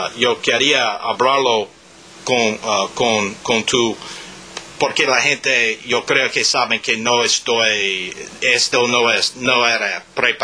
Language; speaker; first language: Spanish; non-native, learner; English